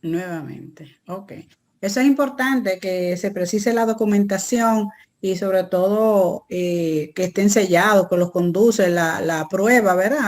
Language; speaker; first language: Spanish; native; Spanish